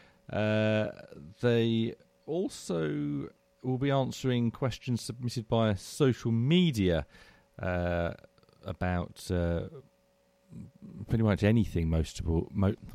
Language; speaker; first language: English; native; English